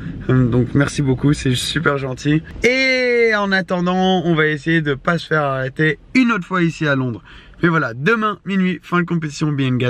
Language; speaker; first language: French; native; French